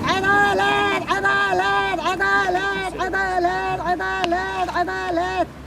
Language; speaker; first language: Turkish; non-native, local second language; Kurdish